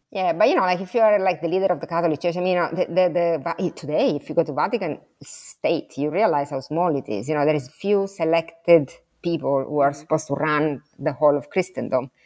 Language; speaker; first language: English; non-native, fluent; Italian